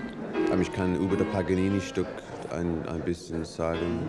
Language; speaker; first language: German; non-native, learner; English